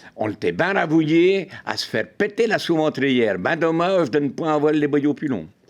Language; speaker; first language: French; native; French